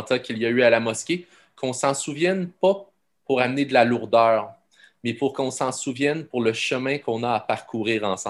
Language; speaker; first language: French; native; French